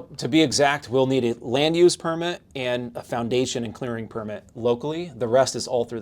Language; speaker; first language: English; native; English